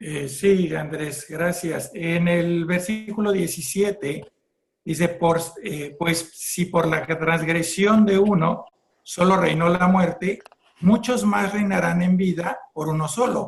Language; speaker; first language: Spanish; native; Spanish